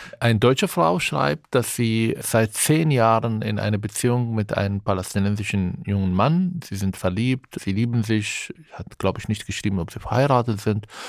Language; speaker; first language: German; non-native, fluent; Arabic